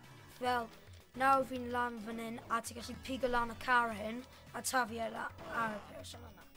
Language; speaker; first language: Welsh; non-native, local second language; English